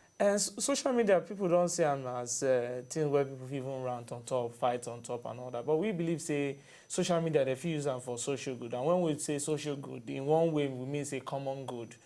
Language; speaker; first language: Nigerian Pidgin; non-native, local second language; Bini